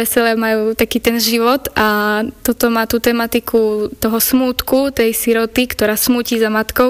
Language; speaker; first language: Slovak; native; Slovak